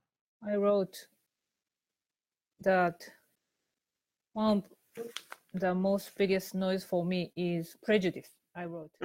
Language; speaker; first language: English; non-native, learner; Japanese